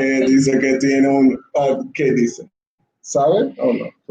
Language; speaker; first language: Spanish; non-native, learner; English